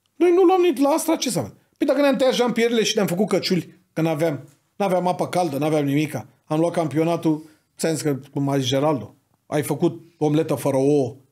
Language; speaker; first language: Romanian; native; Romanian